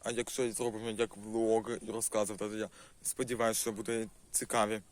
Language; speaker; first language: Ukrainian; non-native, local second language; Russian